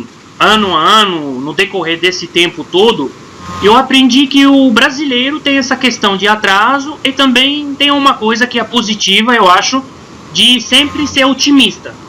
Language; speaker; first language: Portuguese; non-native, fluent; Arabic